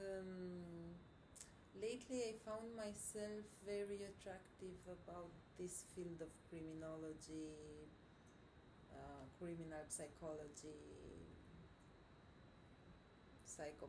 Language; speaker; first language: English; non-native, fluent; Romanian